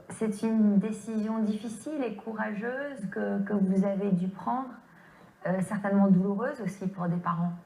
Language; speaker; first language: French; native; French